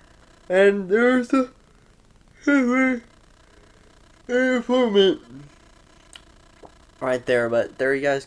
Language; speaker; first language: English; native; English